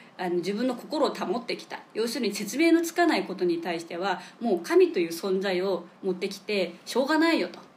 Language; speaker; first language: Japanese; native; Japanese